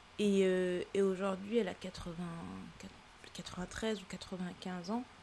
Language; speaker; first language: French; early bilingual, other home language; Lingala